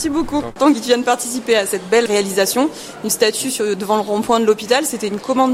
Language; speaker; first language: French; native; French